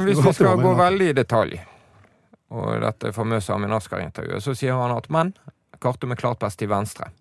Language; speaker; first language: Norwegian; native; Norwegian